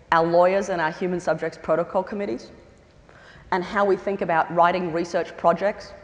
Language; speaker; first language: English; native; English